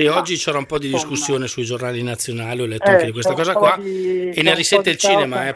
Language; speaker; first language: Italian; native; Italian